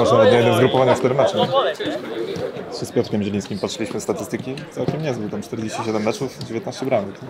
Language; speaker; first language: Polish; native; Polish